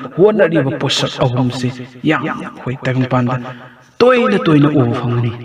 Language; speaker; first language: Manipuri; non-native, local second language; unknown